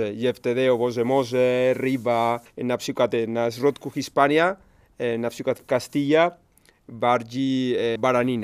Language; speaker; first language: Polish; non-native, learner; Spanish